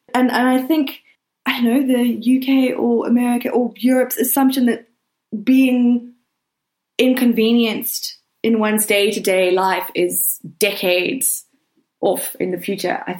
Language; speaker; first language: English; native; English